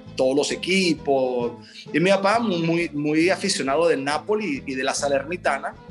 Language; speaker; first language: Spanish; early bilingual, other home language; Italian